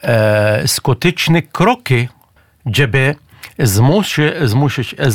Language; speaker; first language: Polish; non-native, fluent; Arabic